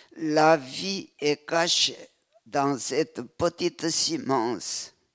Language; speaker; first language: French; non-native, fluent; Korean